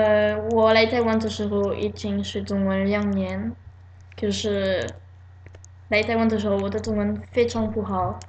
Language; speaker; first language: Chinese; non-native, learner; French